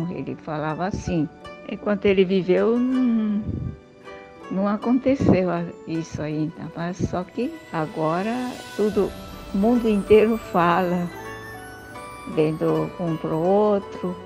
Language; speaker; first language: Portuguese; early bilingual, other home language; Japanese